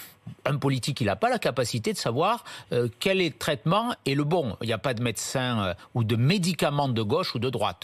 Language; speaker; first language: French; native; French